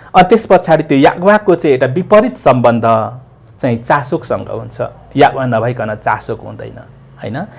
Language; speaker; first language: Nepali; non-native, local second language; Limbu